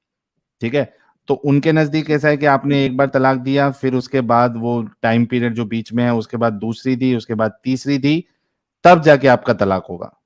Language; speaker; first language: Hindi; native; Hindi